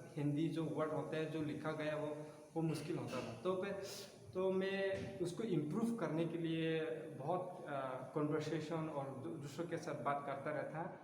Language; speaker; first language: Hindi; non-native, local second language; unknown